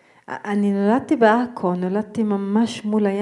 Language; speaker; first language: Hebrew; non-native, local second language; Arabic